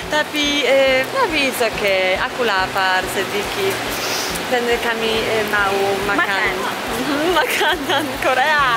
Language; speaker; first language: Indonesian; non-native, learner; Polish